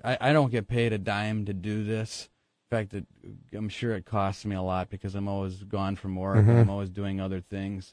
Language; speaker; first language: English; native; English